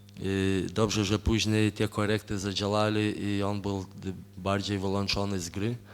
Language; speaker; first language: Polish; non-native, fluent; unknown